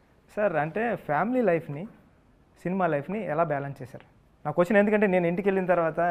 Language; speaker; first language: Telugu; native; Telugu